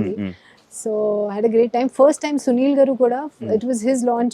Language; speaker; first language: Telugu; non-native, learner; Hindi